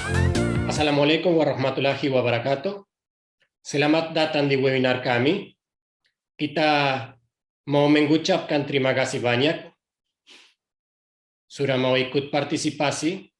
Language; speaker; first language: Indonesian; non-native, fluent; Spanish